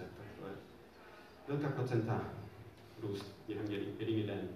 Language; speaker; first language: Czech; non-native, fluent; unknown